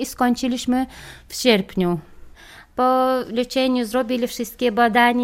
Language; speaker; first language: Polish; non-native, learner; Chechen